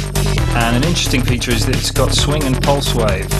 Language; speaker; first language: English; native; English